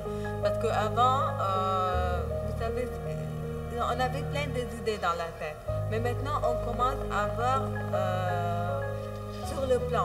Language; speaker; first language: French; non-native, fluent; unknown